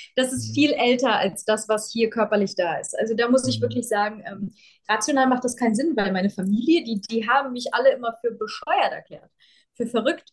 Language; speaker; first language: German; early bilingual, other home language; Russian